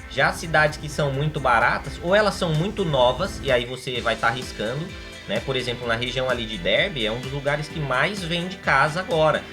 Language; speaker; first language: Portuguese; native; Portuguese